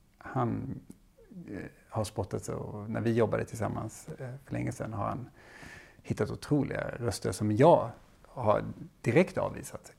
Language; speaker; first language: Swedish; native; Swedish